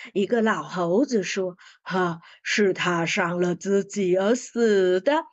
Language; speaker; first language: Chinese; non-native, fluent; Vietnamese